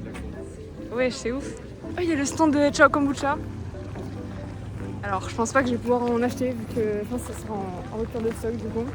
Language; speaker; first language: French; native; French